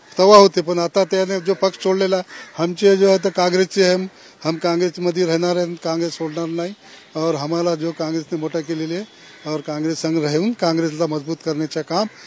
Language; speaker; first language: Marathi; non-native, local second language; Urdu